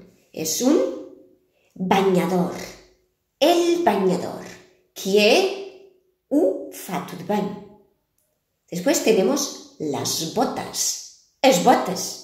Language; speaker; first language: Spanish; non-native, fluent; Portuguese